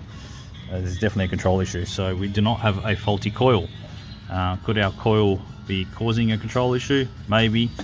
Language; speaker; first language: English; native; English